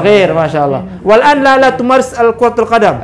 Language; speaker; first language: Arabic; non-native, fluent; Indonesian